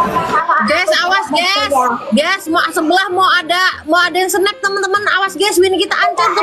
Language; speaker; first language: Indonesian; native; Indonesian